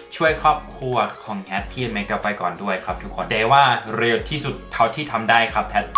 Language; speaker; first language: Thai; non-native, fluent; English